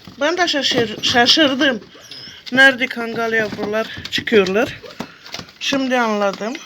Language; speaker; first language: Turkish; non-native, learner; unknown